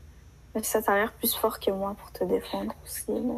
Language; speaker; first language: French; native; French